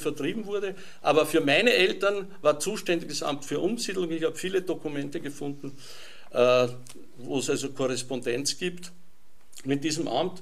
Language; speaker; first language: German; native; German